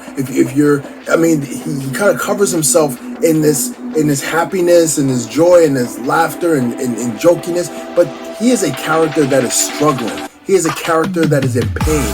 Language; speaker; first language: English; native; English